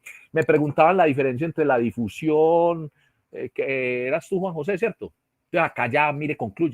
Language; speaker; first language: Spanish; native; Spanish